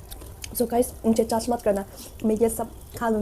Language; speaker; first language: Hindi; non-native, local second language; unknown